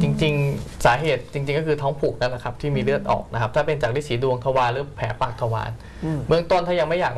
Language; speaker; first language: Thai; native; Thai